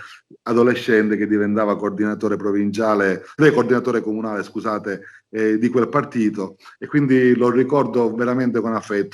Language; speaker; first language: Italian; native; Italian